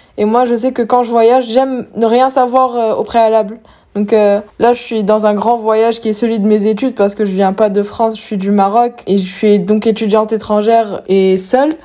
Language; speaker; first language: French; non-native, local second language; Arabic